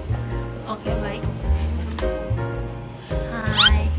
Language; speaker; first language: English; non-native, fluent; Indonesian